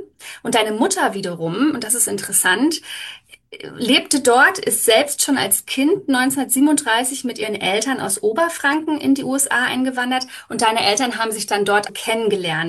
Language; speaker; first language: German; native; German